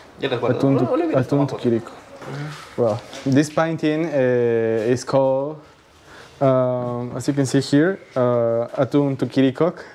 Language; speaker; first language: English; non-native, learner; Spanish